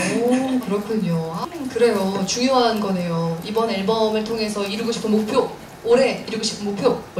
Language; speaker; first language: Korean; native; Korean